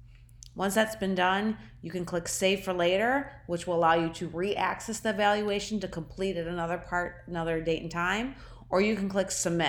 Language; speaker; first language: English; native; English